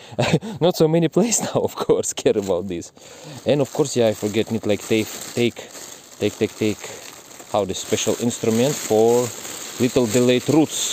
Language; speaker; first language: English; non-native, learner; Russian